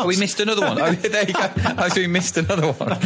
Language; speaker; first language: English; native; English